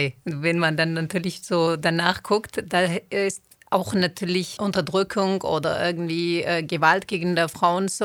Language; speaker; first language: German; non-native, fluent; Turoyo